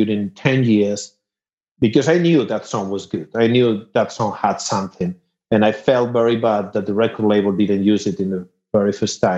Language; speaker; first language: English; non-native, fluent; Spanish